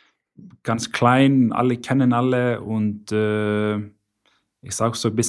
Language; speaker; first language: German; non-native, learner; Icelandic